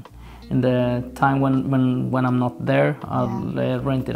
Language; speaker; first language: English; non-native, fluent; Swedish